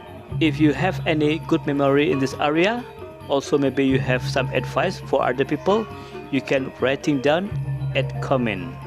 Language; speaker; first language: English; non-native, learner; Indonesian